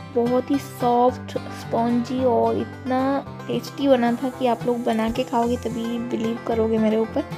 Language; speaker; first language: Hindi; non-native, local second language; Odia